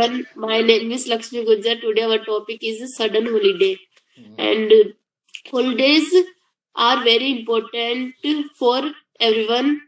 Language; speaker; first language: English; non-native, learner; Hindi